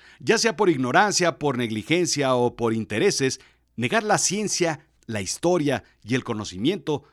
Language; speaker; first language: Spanish; native; Spanish